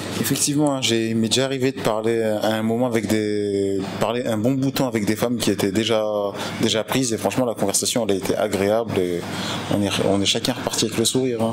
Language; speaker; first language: French; native; French